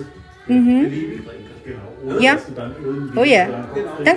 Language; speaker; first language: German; non-native, learner; Chinese